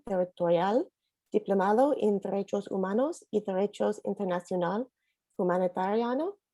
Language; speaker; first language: Spanish; non-native, learner; English